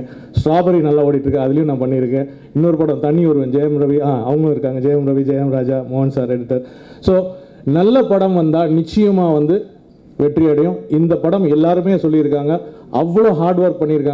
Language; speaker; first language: Tamil; native; Tamil